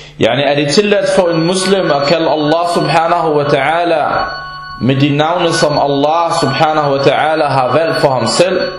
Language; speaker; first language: Danish; non-native, fluent; Arabic